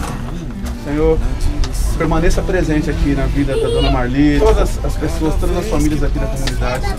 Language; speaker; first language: Portuguese; native; Portuguese